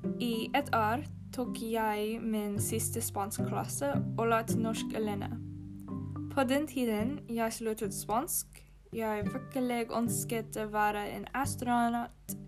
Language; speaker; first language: Norwegian; non-native, learner; English